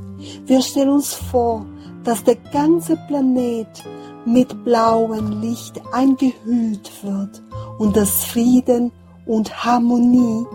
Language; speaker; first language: German; non-native, fluent; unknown